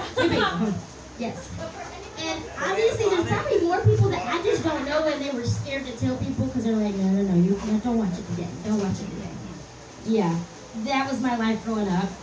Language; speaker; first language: English; native; English